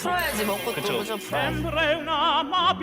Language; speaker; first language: Korean; native; Korean